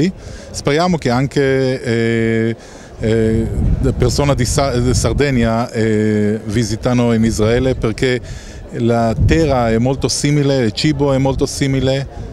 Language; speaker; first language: Italian; non-native, learner; Hebrew